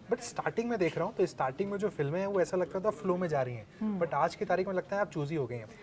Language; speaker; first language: Hindi; native; Hindi